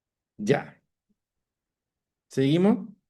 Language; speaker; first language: Spanish; native; Spanish